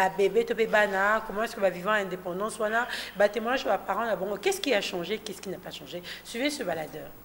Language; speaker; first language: French; non-native, local second language; Lingala